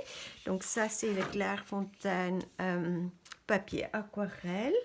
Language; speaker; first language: French; non-native, fluent; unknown